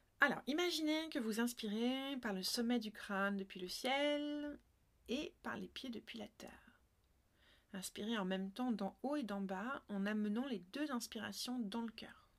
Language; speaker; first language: French; native; French